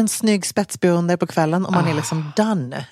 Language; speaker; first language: Swedish; native; Swedish